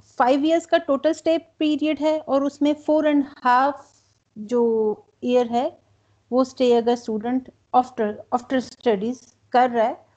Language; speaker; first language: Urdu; non-native, local second language; Punjabi